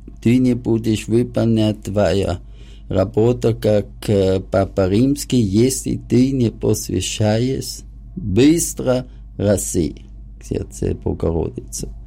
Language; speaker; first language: Ukrainian; non-native, learner; German